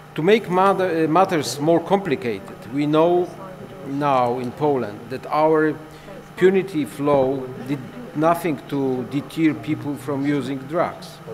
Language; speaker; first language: English; non-native, fluent; Polish